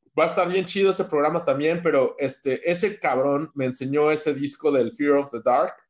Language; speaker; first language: Spanish; native; Spanish